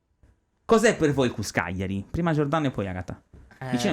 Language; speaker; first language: Italian; native; Italian